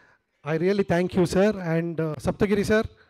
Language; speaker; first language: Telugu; non-native, learner; Kannada